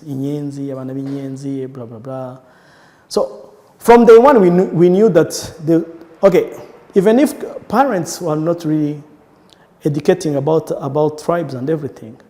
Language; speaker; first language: English; non-native, local second language; Kinyarwanda